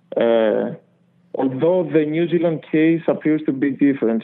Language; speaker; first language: English; non-native, fluent; Greek